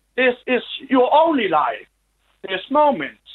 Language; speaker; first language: English; non-native, learner; Danish